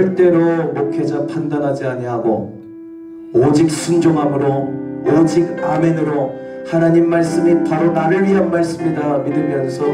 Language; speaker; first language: Korean; native; Korean